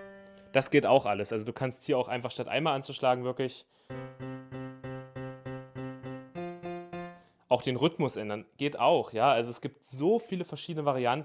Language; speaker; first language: German; native; German